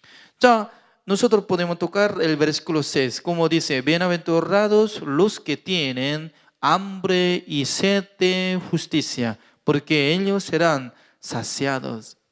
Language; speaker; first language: Spanish; non-native, fluent; Korean